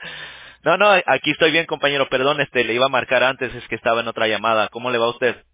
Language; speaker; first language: Spanish; early bilingual, heritage; English